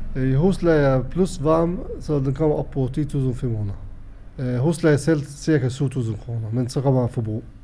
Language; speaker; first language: Danish; non-native, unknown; Arabic